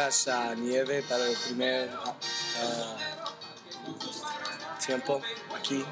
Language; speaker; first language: Spanish; non-native, learner; English